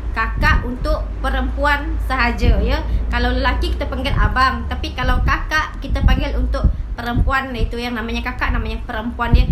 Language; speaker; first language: Malay; native; Malay